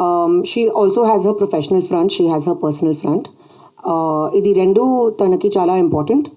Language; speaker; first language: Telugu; non-native, fluent; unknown